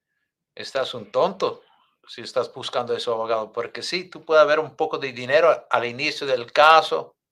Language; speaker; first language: Spanish; non-native, fluent; English